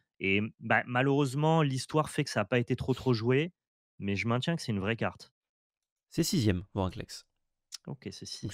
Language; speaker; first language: French; native; French